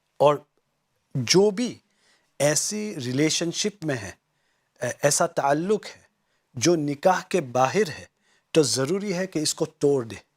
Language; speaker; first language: Urdu; non-native, fluent; Gujarati